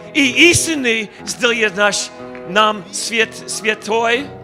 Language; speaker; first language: Russian; non-native, learner; English